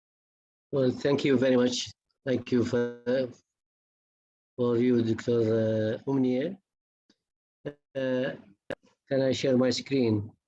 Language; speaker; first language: English; non-native, fluent; Arabic